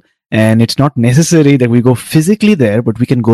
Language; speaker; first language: English; non-native, local second language; Tamil